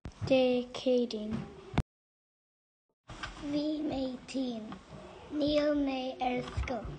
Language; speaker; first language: Irish; non-native, learner; English